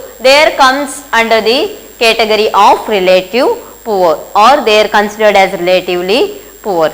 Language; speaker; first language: English; non-native, local second language; Kannada